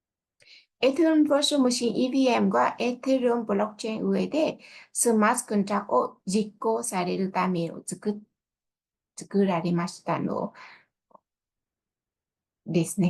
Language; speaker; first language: Japanese; non-native, fluent; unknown